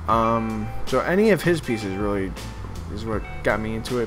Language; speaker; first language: English; native; English